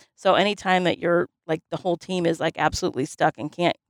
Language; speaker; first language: English; native; English